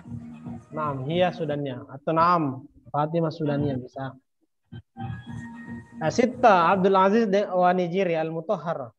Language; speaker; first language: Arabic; non-native, fluent; Indonesian